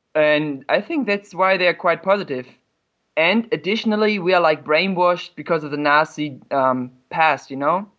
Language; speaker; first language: English; non-native, fluent; German